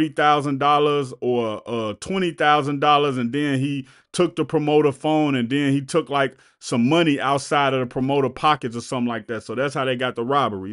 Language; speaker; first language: English; native; English